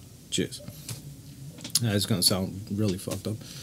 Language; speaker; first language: English; native; English